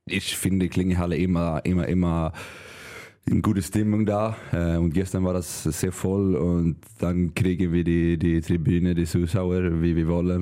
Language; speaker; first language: German; non-native, learner; Swedish